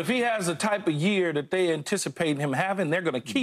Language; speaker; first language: English; native; English